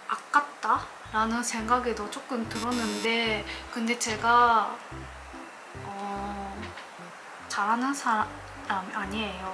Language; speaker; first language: Korean; non-native, learner; Japanese